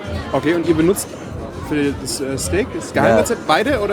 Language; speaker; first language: German; native; German